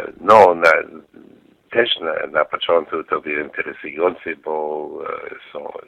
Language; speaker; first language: Polish; non-native, learner; English